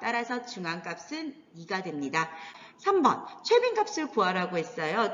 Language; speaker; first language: Korean; native; Korean